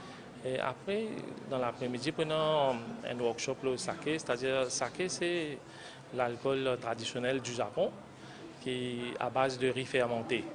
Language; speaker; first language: French; non-native, learner; Japanese